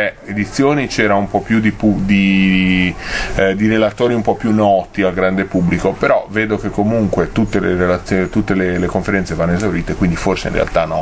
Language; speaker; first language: Italian; native; Italian